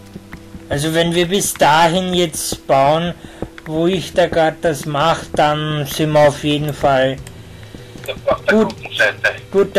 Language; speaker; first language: German; native; German